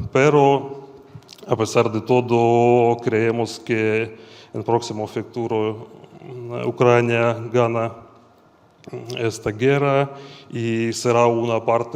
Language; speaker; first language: Spanish; non-native, fluent; Ukrainian